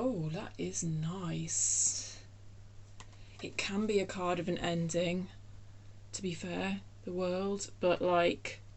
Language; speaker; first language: English; native; English